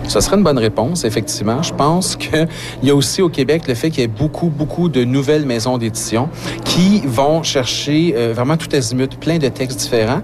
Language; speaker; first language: French; native; French